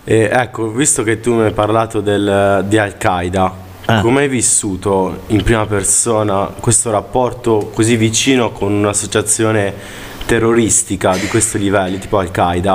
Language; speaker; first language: Italian; native; Italian